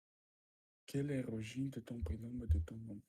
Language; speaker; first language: French; non-native, learner; Russian